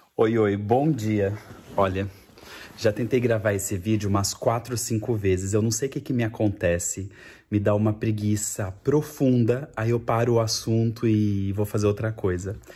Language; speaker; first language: Portuguese; native; Portuguese